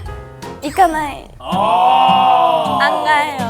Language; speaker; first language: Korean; non-native, learner; Japanese